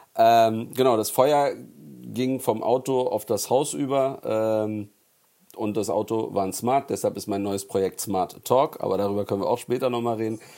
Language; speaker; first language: German; early bilingual, other home language; Turkish